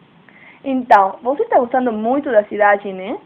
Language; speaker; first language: Portuguese; non-native, learner; Spanish